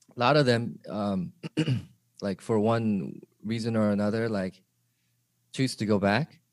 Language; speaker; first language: English; early bilingual, other home language; Korean